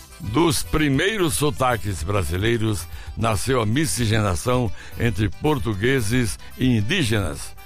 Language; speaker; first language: Portuguese; native; Portuguese